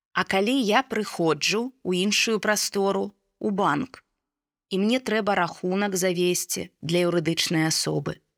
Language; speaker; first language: Belarusian; non-native, local second language; Russian